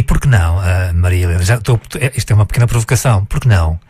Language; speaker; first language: Portuguese; native; Portuguese